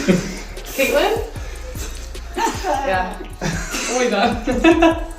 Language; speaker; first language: English; native; English